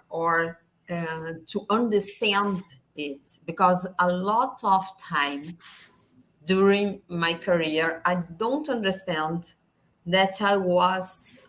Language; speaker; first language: English; non-native, learner; Portuguese